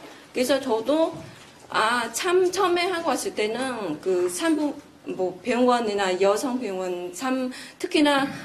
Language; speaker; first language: Korean; non-native, fluent; Vietnamese